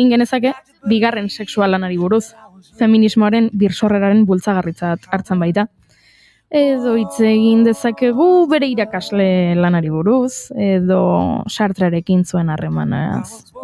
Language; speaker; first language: Basque; native; Basque